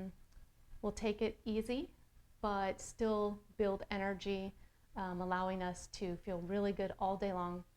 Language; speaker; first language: English; native; English